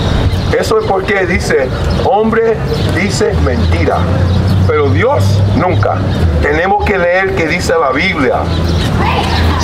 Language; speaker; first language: Spanish; early bilingual, heritage; Spanish